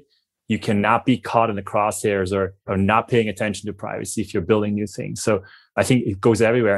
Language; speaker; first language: English; non-native, fluent; German